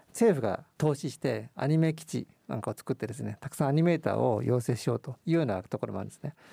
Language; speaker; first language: Japanese; native; Japanese